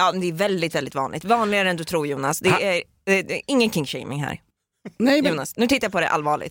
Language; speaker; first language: Swedish; native; Swedish